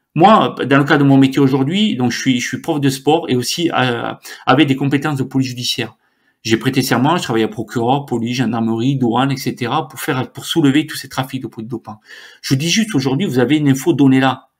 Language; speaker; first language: French; native; French